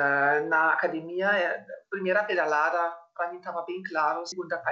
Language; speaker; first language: Portuguese; non-native, fluent; German